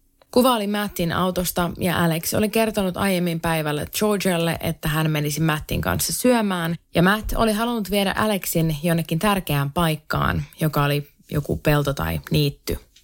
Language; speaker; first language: Finnish; native; Finnish